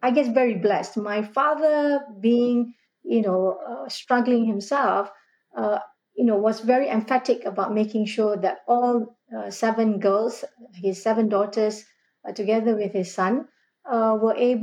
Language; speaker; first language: English; non-native, local second language; Malay